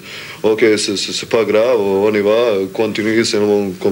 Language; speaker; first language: French; non-native, learner; Serbian